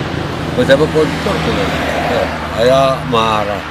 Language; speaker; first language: Hebrew; non-native, fluent; Romanian